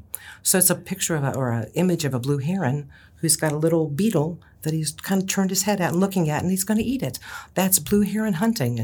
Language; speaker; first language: English; native; English